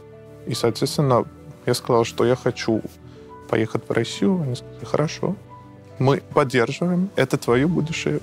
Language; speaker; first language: Russian; non-native, fluent; Persian